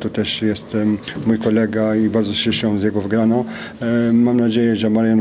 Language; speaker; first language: Polish; non-native, fluent; French